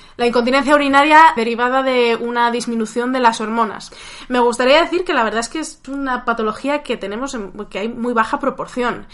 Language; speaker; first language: Spanish; native; Spanish